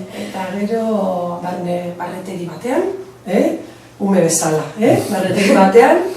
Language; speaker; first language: Basque; non-native, local second language; Spanish